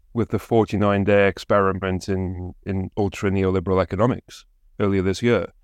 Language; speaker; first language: English; native; English